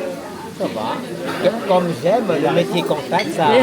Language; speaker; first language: French; non-native, fluent; Thai